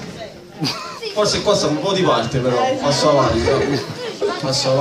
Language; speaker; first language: Italian; native; Italian